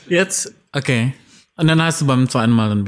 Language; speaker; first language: German; non-native, fluent; Indonesian